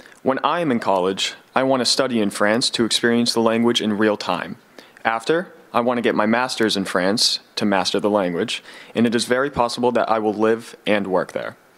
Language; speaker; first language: English; native; English